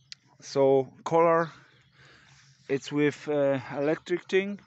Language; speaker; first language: English; non-native, learner; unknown